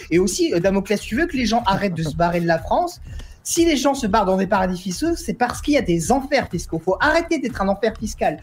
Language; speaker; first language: French; native; French